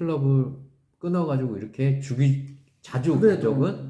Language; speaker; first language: Korean; native; Korean